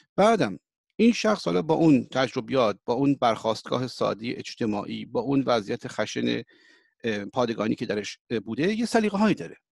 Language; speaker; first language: Persian; early bilingual, heritage; Persian